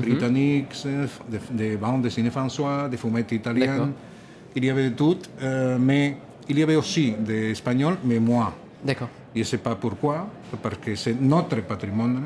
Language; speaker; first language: French; non-native, learner; Catalan